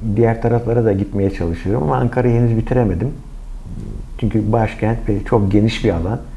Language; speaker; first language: Turkish; native; Turkish